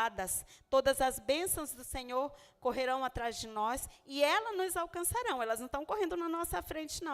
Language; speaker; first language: Portuguese; native; Portuguese